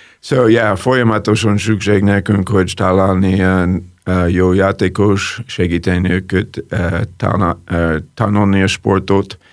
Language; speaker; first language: Hungarian; non-native, learner; English